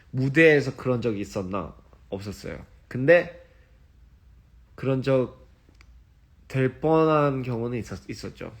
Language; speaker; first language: Korean; early bilingual, heritage; English